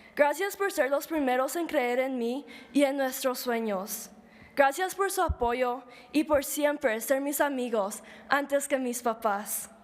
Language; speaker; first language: Spanish; early bilingual, heritage; Spanish